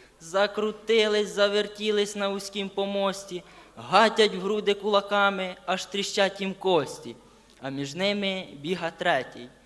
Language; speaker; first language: Ukrainian; native; Ukrainian